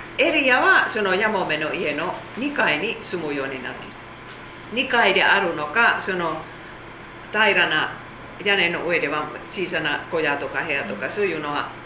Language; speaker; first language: Japanese; non-native, fluent; Korean